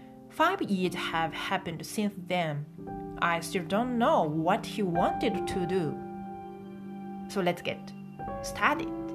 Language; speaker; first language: English; non-native, learner; Japanese